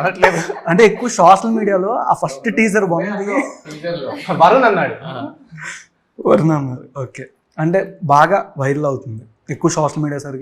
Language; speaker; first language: Telugu; native; Telugu